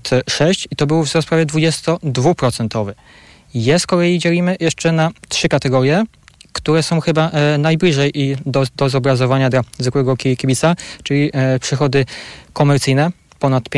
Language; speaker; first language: Polish; native; Polish